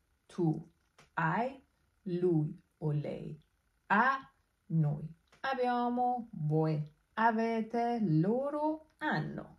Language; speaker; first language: Italian; non-native, fluent; Persian